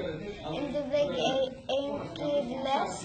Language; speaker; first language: Dutch; early bilingual, other home language; Uyghur